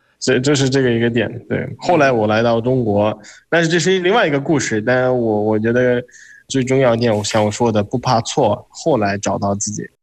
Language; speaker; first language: Chinese; non-native, fluent; Uzbek